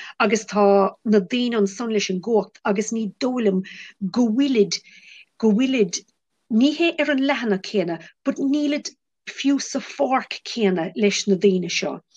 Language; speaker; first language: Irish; non-native, local second language; English